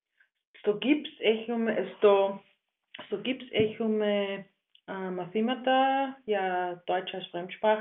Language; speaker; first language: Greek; non-native, learner; German